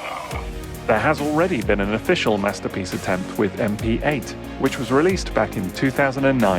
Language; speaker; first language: English; native; English